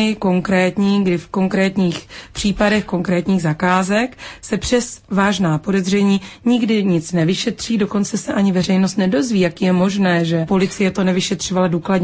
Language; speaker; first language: Czech; native; Czech